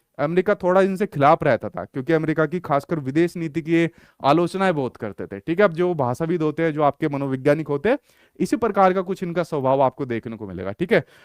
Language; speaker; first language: Hindi; native; Hindi